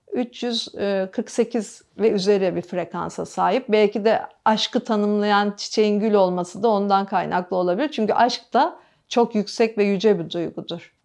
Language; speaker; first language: Turkish; native; Turkish